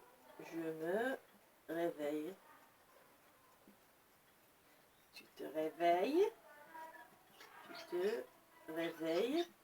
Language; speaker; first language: French; non-native, local second language; Arabic